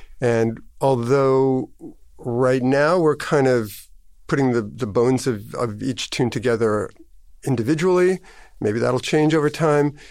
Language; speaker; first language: English; native; English